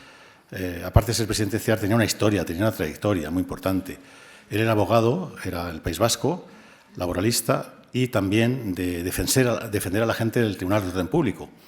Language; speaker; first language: Spanish; native; Spanish